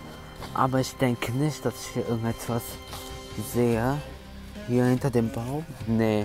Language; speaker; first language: German; early bilingual, other home language; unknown